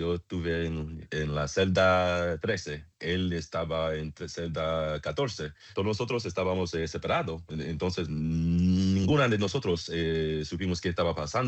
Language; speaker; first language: Spanish; non-native, learner; English